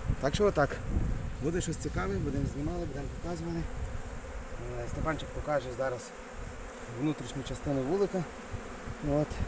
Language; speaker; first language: Ukrainian; native; Ukrainian